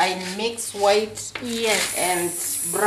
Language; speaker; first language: English; non-native, local second language; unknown